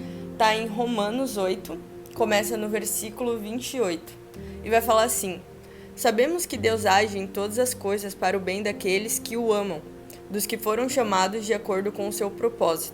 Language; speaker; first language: Portuguese; native; Portuguese